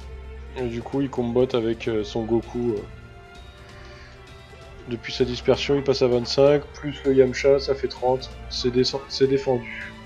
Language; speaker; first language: French; native; French